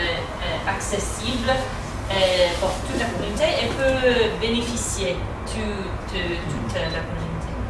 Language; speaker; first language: French; non-native, fluent; English